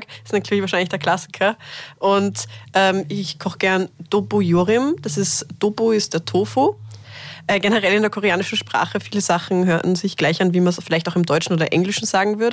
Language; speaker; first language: German; native; German